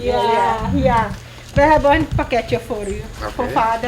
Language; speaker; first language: Dutch; non-native, local second language; Caribbean Hindustani